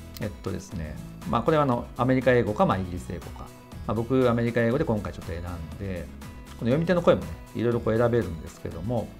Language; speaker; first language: Japanese; native; Japanese